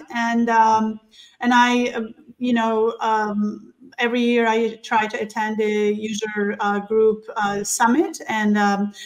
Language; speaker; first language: English; non-native, fluent; Turkish